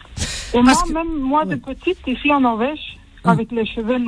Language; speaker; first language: French; early bilingual, heritage; French